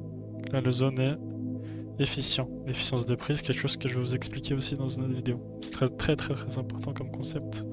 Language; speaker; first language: French; native; French